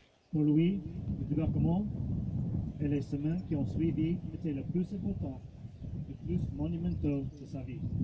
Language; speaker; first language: French; non-native, fluent; English